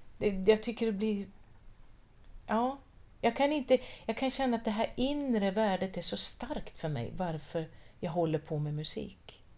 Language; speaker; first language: Swedish; native; Swedish